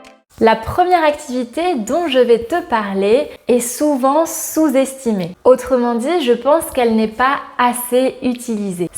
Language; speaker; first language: French; native; French